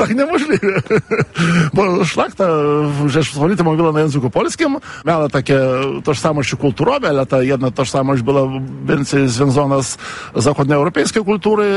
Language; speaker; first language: Polish; non-native, fluent; Lithuanian